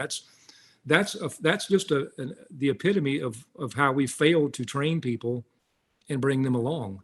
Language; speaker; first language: English; native; English